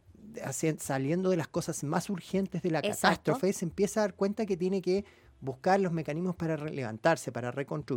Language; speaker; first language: Spanish; native; Spanish